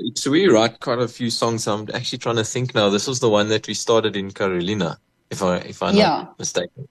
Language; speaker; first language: English; native; English